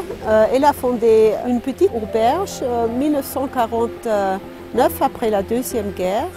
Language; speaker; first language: French; non-native, fluent; German